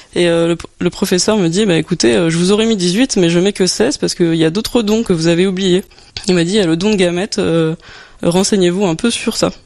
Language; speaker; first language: French; native; French